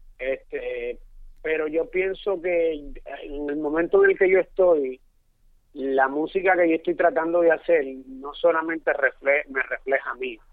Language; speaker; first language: Spanish; native; Spanish